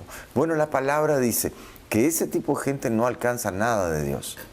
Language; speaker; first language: Spanish; native; Spanish